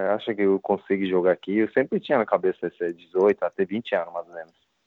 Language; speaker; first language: Portuguese; non-native, learner; Japanese